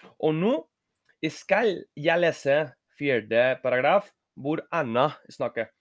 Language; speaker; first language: Norwegian; non-native, learner; Spanish